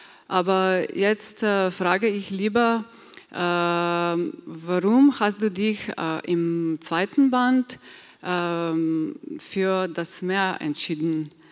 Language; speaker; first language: German; non-native, fluent; Slovenian